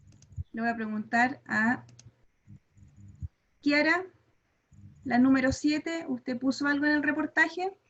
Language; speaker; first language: Spanish; native; Spanish